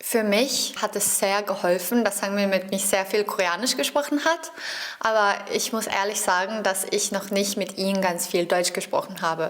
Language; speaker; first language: German; early bilingual, heritage; Norwegian